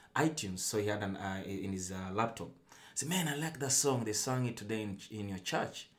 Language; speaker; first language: English; non-native, local second language; Luyia